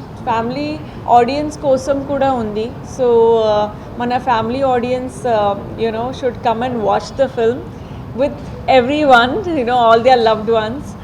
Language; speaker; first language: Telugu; non-native, fluent; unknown